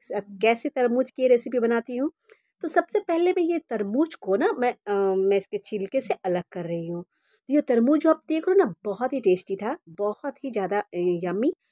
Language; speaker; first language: Hindi; non-native, local second language; Bangla